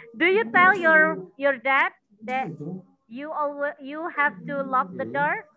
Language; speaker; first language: English; non-native, learner; Indonesian